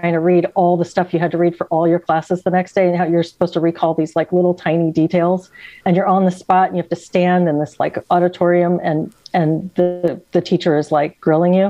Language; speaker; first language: English; native; English